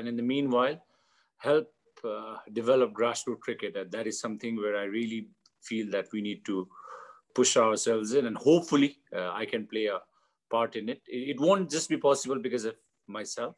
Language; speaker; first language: English; non-native, local second language; Nepali